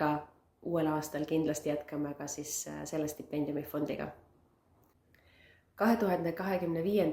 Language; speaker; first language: Estonian; native; Estonian